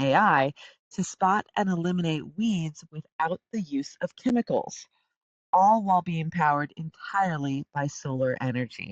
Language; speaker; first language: English; native; English